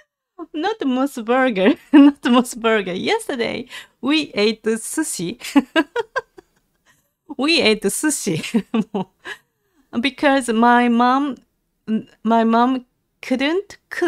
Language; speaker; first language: English; non-native, learner; Japanese